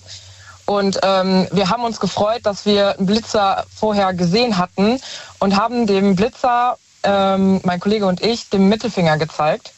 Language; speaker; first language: German; native; German